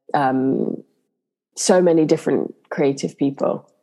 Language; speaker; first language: English; native; English